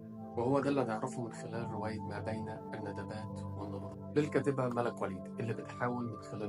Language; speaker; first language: Arabic; native; Arabic